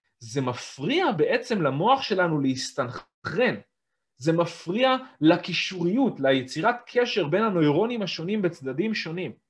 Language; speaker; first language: Hebrew; native; Hebrew